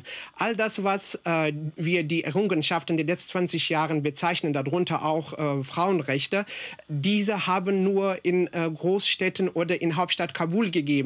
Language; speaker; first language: German; non-native, fluent; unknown